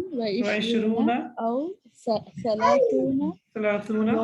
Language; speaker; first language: Arabic; non-native, learner; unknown